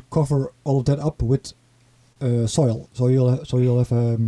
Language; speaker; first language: English; non-native, fluent; Dutch